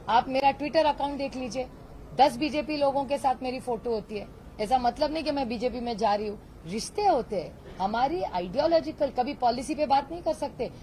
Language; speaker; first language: Hindi; non-native, local second language; Marathi